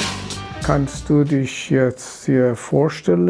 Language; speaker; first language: German; non-native, fluent; Persian